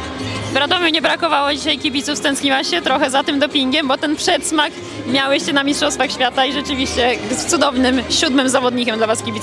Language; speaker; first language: Polish; native; Polish